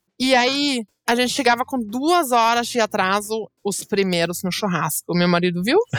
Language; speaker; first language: Portuguese; non-native, fluent; German